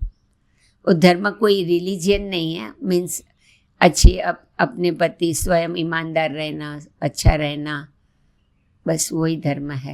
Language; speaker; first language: Hindi; non-native, local second language; Gujarati